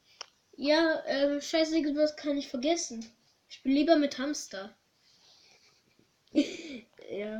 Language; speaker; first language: German; early bilingual, other home language; Hungarian